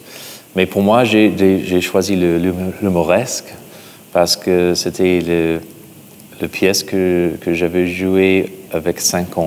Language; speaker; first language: French; non-native, fluent; English